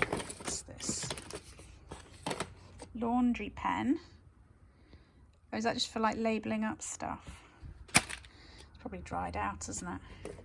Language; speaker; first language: English; native; English